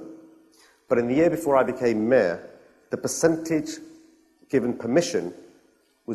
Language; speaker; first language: English; native; English